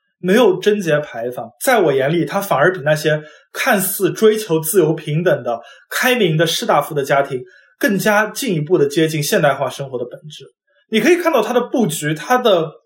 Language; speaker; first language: Chinese; non-native, local second language; Wu Chinese